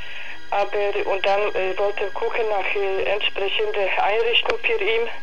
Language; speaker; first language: German; non-native, learner; Polish